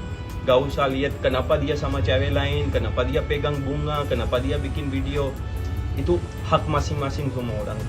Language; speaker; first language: Indonesian; non-native, fluent; Hindi